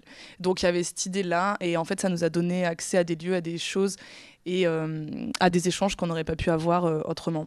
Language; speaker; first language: French; native; French